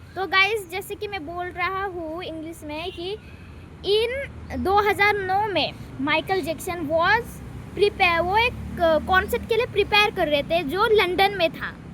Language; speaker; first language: Hindi; non-native, local second language; Marathi